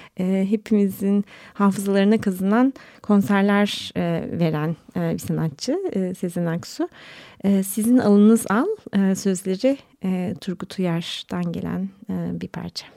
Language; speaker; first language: Turkish; native; Turkish